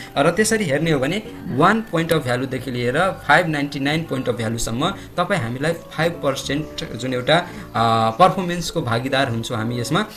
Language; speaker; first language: Nepali; non-native, local second language; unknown